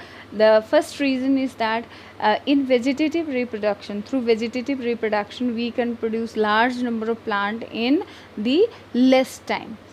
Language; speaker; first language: English; non-native, local second language; Hindi